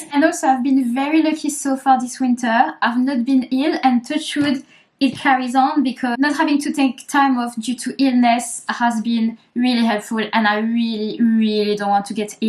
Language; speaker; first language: English; native; English